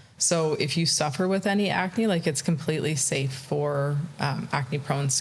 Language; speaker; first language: English; native; English